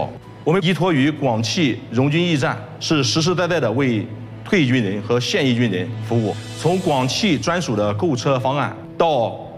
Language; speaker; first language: Chinese; native; Chinese